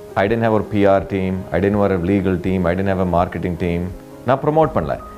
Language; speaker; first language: English; early bilingual, other home language; Tamil